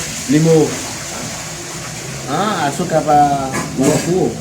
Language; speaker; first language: Spanish; non-native, learner; Haitian Creole